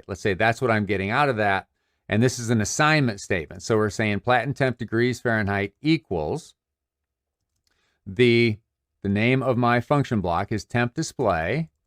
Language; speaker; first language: English; native; English